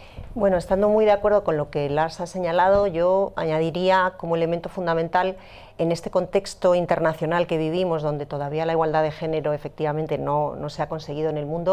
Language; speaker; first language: Spanish; native; Spanish